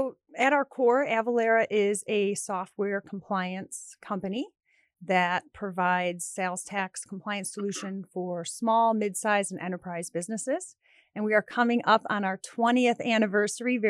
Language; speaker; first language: English; native; English